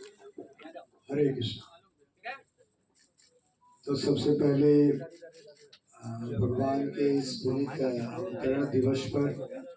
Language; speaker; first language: Hindi; native; Hindi